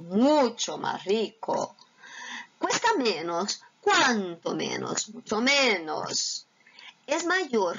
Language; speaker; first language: Spanish; non-native, fluent; Portuguese